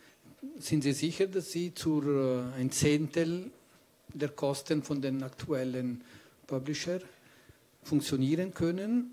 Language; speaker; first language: German; non-native, fluent; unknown